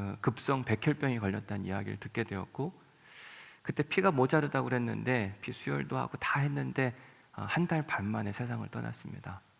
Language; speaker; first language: Korean; native; Korean